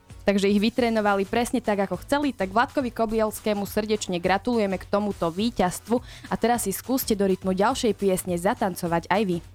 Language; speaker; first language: Slovak; native; Slovak